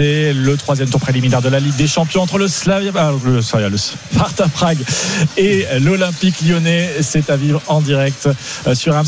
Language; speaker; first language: French; native; French